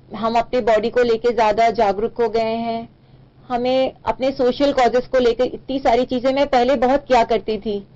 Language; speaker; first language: Hindi; native; Hindi